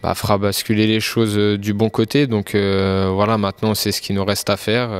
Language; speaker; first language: French; native; French